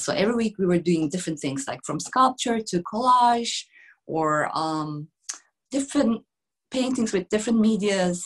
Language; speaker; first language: English; non-native, fluent; Turkish